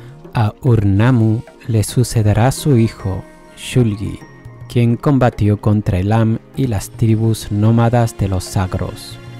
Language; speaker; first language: Spanish; native; Spanish